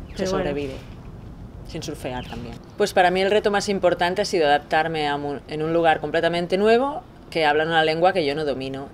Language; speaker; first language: Spanish; native; Spanish